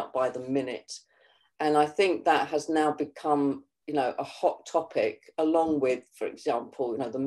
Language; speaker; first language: English; native; English